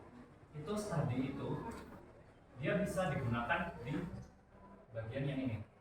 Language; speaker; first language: Indonesian; native; Indonesian